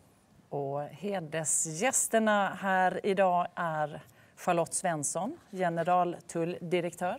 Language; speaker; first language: Swedish; native; Swedish